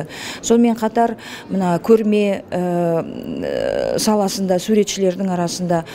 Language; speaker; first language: Kazakh; native; Kazakh